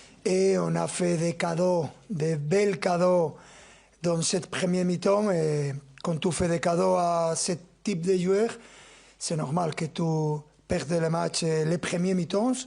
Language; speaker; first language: French; non-native, fluent; Spanish